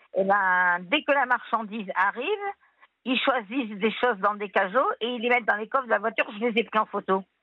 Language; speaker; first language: French; native; French